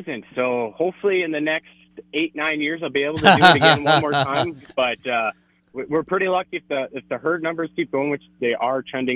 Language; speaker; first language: English; native; English